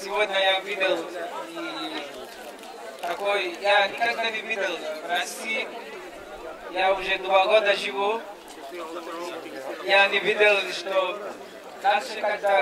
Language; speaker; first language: Russian; non-native, learner; Bangla